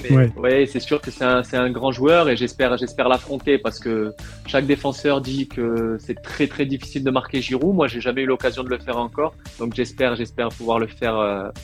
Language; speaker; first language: French; native; French